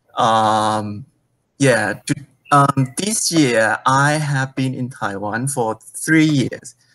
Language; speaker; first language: English; non-native, fluent; Thai